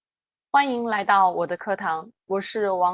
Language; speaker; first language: Chinese; native; Chinese